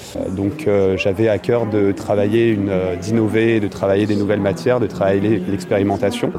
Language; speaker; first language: French; native; French